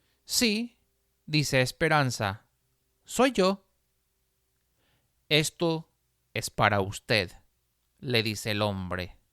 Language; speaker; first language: Spanish; non-native, fluent; English